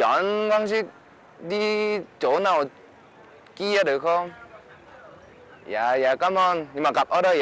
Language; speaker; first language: Vietnamese; non-native, fluent; Korean